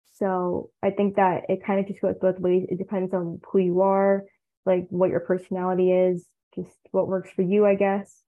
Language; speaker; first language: English; early bilingual, other home language; Tamil